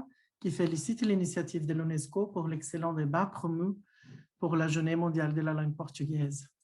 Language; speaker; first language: French; non-native, fluent; Portuguese